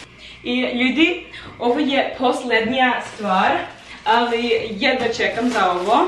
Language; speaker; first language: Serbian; non-native, learner; English